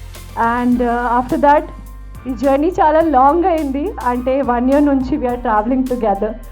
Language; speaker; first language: Telugu; non-native, fluent; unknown